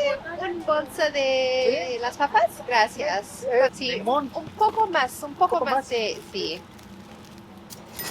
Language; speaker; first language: Spanish; non-native, learner; English